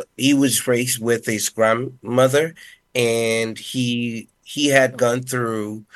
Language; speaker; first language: English; non-native, fluent; Spanish